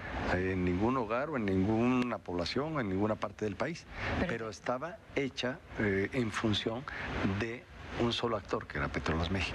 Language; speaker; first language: Spanish; native; Spanish